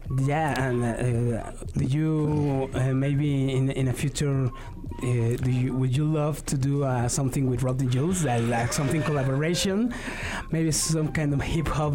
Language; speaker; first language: English; non-native, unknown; Spanish